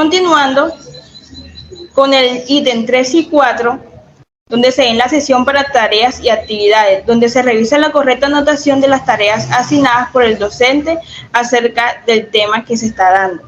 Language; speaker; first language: Spanish; native; Spanish